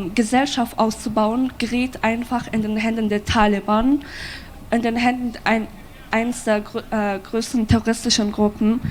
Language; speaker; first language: German; non-native, fluent; Persian